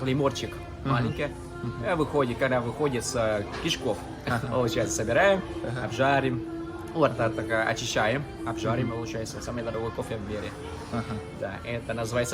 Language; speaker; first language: Russian; non-native, learner; Vietnamese